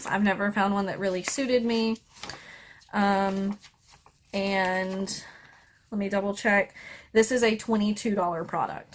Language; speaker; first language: English; native; English